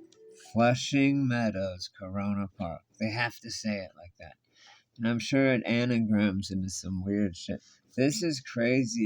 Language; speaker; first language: English; native; English